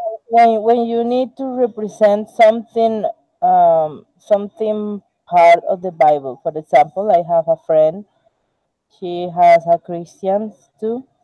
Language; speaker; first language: English; non-native, learner; Spanish